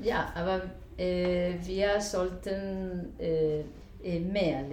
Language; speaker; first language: German; non-native, fluent; Spanish